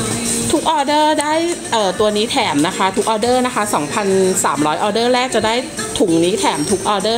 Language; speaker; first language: Thai; native; Thai